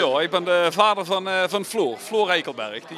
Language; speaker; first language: Dutch; native; Dutch